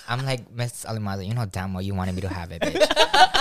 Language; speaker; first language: English; early bilingual, other home language; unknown